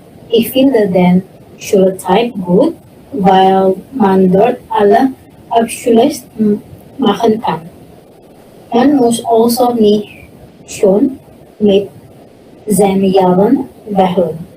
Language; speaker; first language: German; non-native, learner; Indonesian